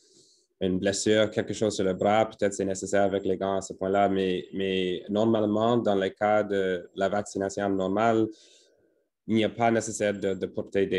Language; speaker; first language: French; non-native, fluent; English